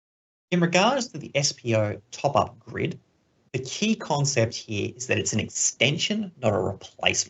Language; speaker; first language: English; native; English